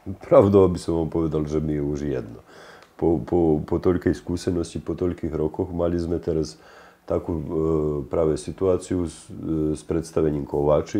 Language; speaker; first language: Slovak; native; Slovak